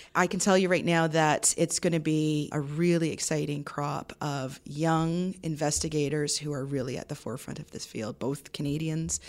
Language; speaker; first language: English; native; English